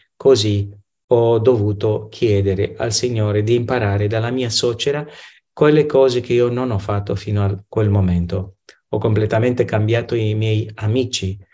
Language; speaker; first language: Italian; non-native, fluent; Romanian